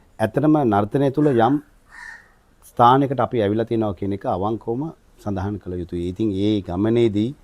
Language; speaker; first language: Sinhala; native; Sinhala